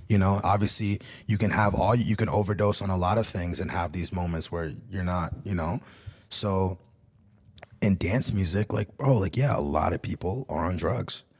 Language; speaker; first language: English; early bilingual, other home language; Spanish